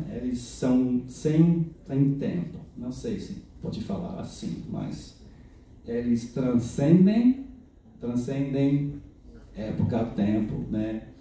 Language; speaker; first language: Portuguese; non-native, fluent; English